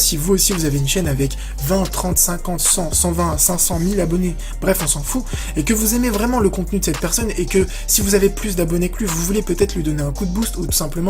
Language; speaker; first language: French; native; French